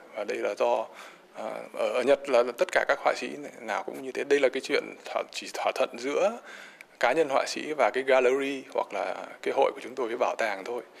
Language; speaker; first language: Vietnamese; native; Vietnamese